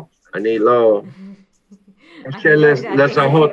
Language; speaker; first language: Hebrew; non-native, fluent; English